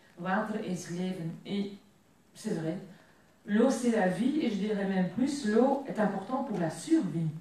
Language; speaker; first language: French; non-native, local second language; Dutch